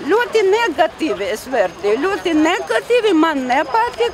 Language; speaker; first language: Latvian; non-native, fluent; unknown